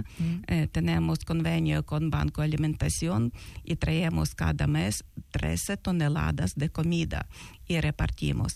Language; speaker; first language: Spanish; non-native, learner; Ukrainian